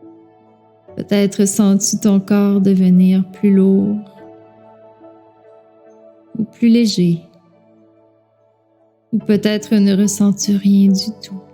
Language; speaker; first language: French; native; French